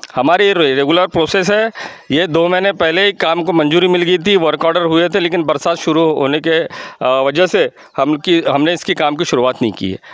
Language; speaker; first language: Hindi; non-native, local second language; Marathi